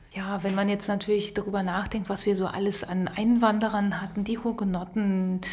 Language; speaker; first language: German; native; German